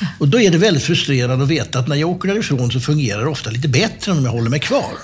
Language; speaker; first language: Swedish; native; Swedish